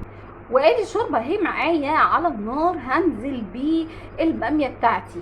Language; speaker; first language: Arabic; native; Arabic